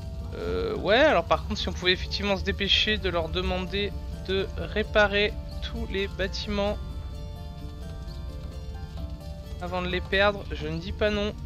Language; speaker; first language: French; native; French